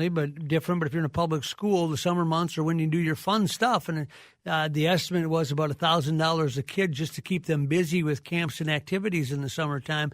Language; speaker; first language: English; native; English